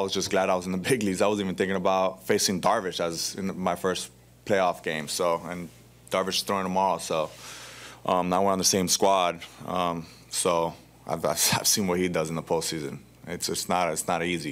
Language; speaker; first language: English; early bilingual, other home language; Spanish